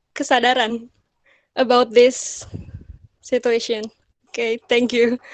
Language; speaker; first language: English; non-native, local second language; Indonesian